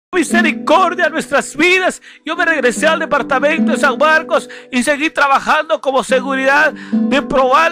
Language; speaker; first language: Spanish; native; Spanish